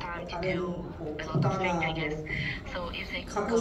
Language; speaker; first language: Korean; early bilingual, heritage; English